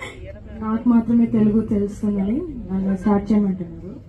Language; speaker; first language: Telugu; non-native, fluent; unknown